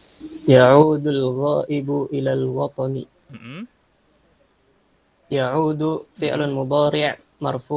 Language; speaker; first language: Arabic; non-native, learner; Indonesian